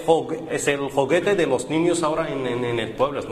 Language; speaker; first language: Spanish; non-native, learner; Arabic